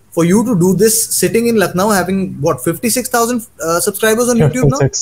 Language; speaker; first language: Hindi; native; Hindi